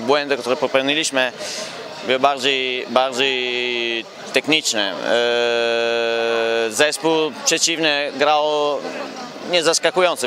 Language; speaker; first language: Polish; non-native, fluent; Italian